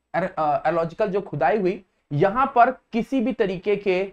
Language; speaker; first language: Hindi; native; Hindi